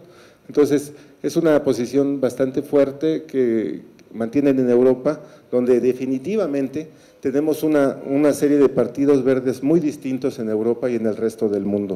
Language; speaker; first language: Spanish; native; Spanish